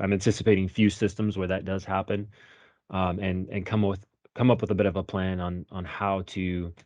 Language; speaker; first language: English; native; English